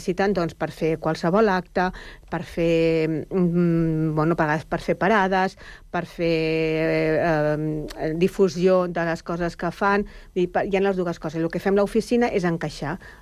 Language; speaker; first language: Catalan; native; Catalan